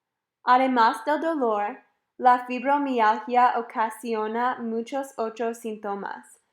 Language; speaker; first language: Spanish; non-native, fluent; English